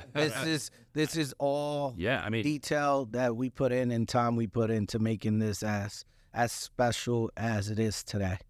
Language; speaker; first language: English; early bilingual, other home language; Spanish